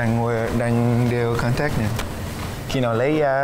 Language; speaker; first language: Vietnamese; early bilingual, heritage; English